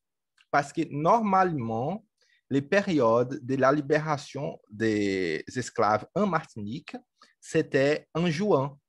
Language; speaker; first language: French; native; French